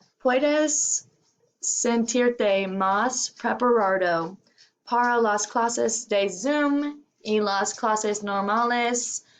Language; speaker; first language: Spanish; non-native, learner; English